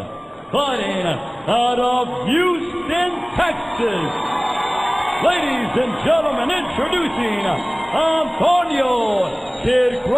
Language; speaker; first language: English; native; English